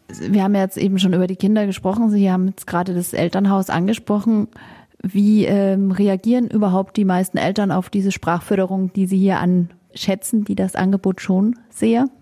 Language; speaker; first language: German; native; German